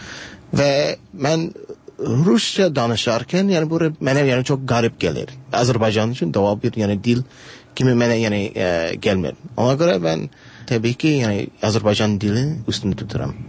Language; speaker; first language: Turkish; non-native, learner; English